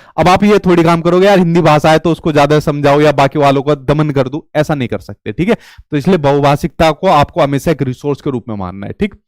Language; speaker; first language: Hindi; native; Hindi